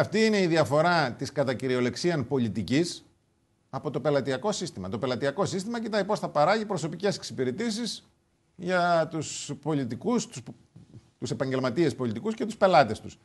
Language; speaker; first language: Greek; native; Greek